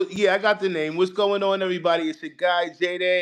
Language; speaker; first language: English; native; English